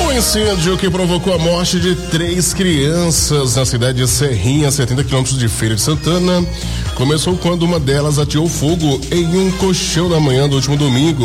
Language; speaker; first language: Portuguese; native; Portuguese